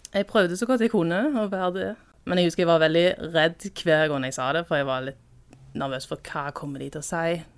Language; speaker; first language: Norwegian; native; Norwegian